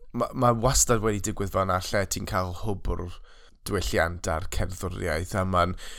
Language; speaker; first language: Welsh; non-native, local second language; English